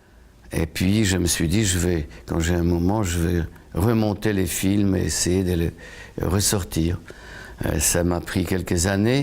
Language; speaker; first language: French; non-native, fluent; Polish